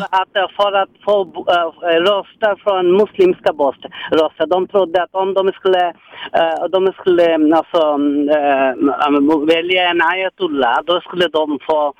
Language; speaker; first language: Swedish; non-native, fluent; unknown